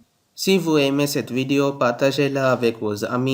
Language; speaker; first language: French; non-native, learner; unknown